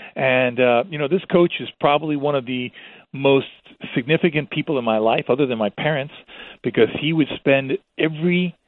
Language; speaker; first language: English; early bilingual, other home language; Spanish